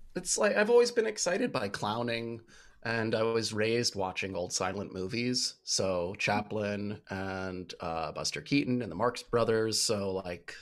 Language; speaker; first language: English; native; English